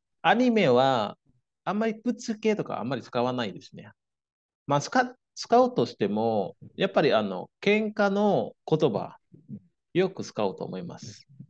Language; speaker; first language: Japanese; non-native, fluent; Indonesian